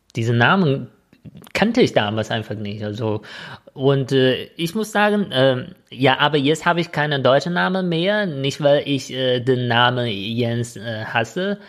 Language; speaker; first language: German; non-native, fluent; Chinese